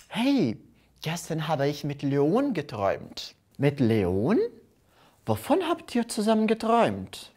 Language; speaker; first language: German; non-native, fluent; Portuguese